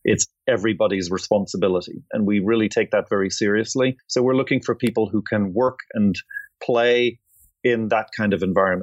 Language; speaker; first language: English; native; English